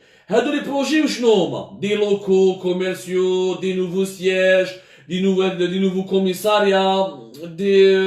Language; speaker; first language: French; non-native, local second language; Arabic